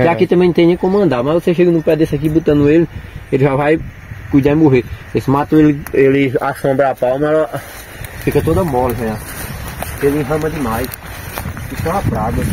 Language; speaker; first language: Portuguese; native; Portuguese